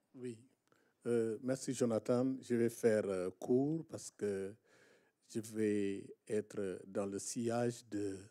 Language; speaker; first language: French; non-native, local second language; Wolof